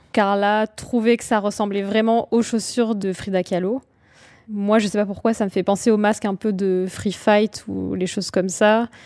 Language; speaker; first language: French; native; French